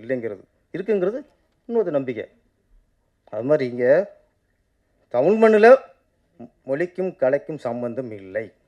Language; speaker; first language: Tamil; native; Tamil